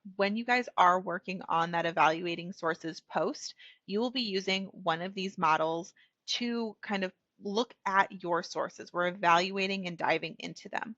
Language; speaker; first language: English; native; English